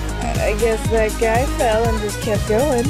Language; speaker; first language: English; native; English